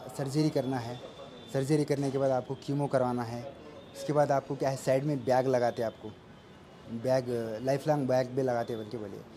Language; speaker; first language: Hindi; non-native, local second language; Urdu